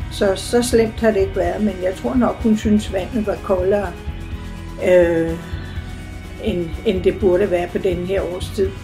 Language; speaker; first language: Danish; native; Danish